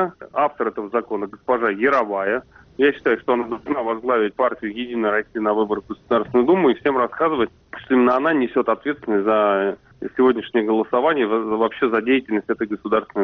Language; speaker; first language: Russian; native; Russian